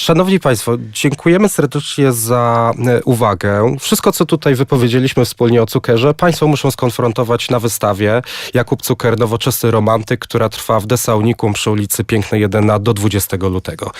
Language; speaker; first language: Polish; native; Polish